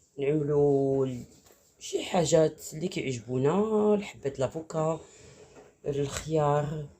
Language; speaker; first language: Arabic; native; Arabic